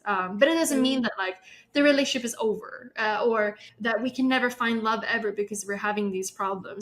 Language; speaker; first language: English; non-native, fluent; Swedish